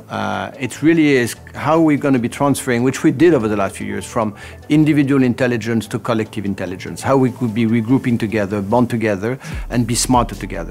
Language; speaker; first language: English; non-native, fluent; French